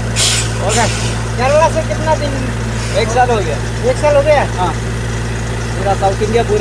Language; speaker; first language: Hindi; non-native, local second language; Malayalam